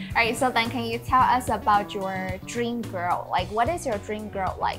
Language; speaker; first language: English; non-native, fluent; Chinese